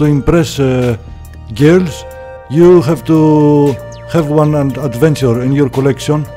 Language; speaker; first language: English; non-native, learner; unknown